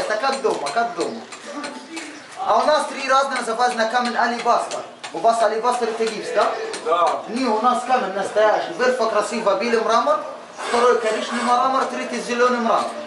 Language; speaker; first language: Russian; non-native, learner; Arabic